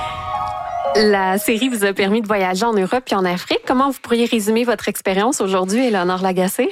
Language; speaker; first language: French; native; French